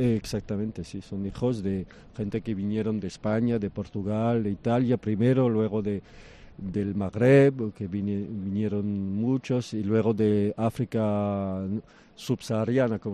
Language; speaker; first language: Spanish; early bilingual, heritage; French